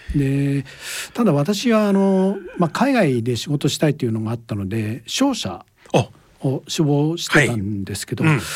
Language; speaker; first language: Japanese; native; Japanese